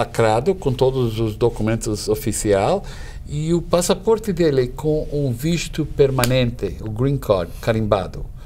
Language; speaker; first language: Portuguese; non-native, fluent; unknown